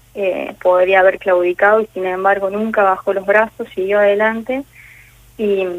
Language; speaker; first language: Spanish; native; Spanish